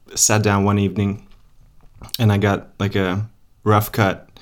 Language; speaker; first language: English; early bilingual, other home language; Polish